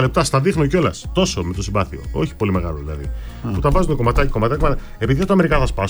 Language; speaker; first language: Greek; native; Greek